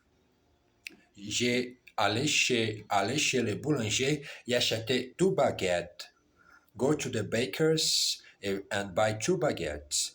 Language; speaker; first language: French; non-native, learner; Portuguese